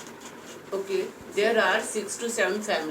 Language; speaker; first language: English; non-native, local second language; Hindi